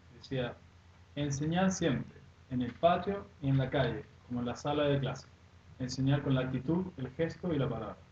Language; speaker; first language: Spanish; native; Spanish